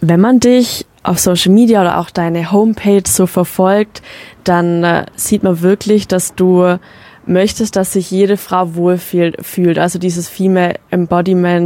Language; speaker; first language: German; native; German